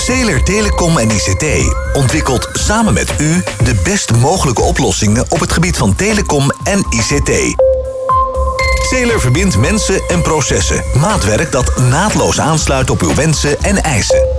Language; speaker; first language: Dutch; native; Dutch